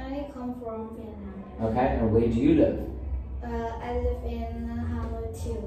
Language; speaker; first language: English; non-native, learner; Vietnamese